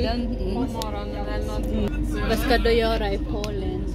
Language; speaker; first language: Swedish; non-native, learner; Filipino